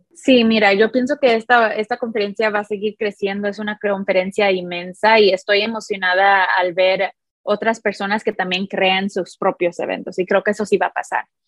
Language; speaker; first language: Spanish; early bilingual, heritage; Spanish